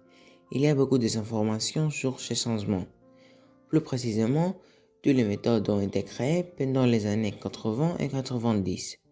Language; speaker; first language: French; non-native, learner; Greek